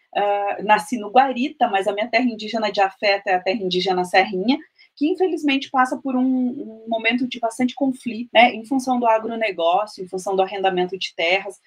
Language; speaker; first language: Portuguese; native; Portuguese